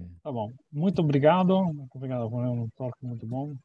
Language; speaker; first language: Portuguese; non-native, fluent; Italian